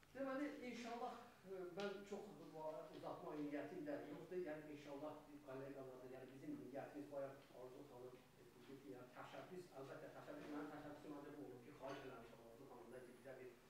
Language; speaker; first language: Azerbaijani; non-native, local second language; Talysh